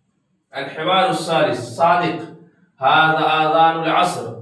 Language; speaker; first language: Arabic; non-native, fluent; Urdu